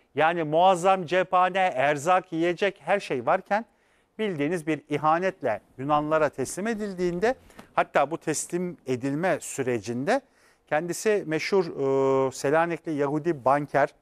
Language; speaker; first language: Turkish; native; Turkish